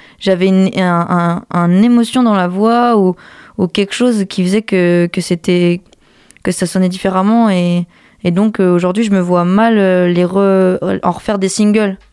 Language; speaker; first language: French; native; French